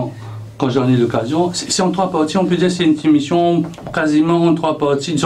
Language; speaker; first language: French; non-native, local second language; Morisyen